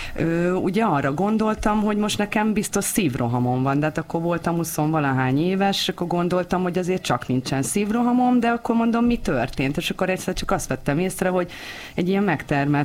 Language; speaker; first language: Hungarian; native; Hungarian